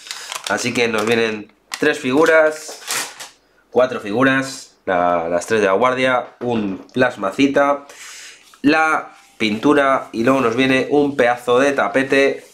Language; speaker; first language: Spanish; native; Spanish